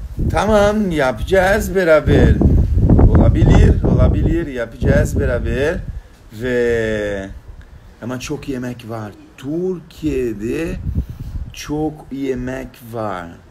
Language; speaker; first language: Turkish; non-native, learner; Portuguese